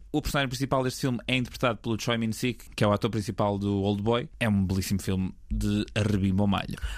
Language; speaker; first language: Portuguese; native; Portuguese